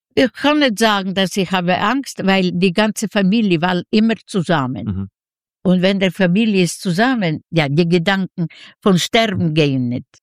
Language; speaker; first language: German; non-native, fluent; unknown